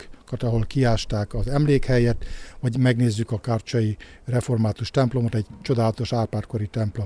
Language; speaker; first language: Hungarian; native; Hungarian